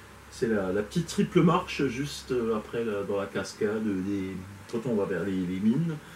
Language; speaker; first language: French; native; French